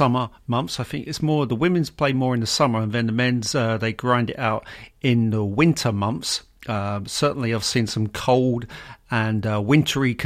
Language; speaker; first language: English; native; English